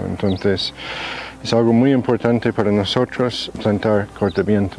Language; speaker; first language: Spanish; non-native, fluent; English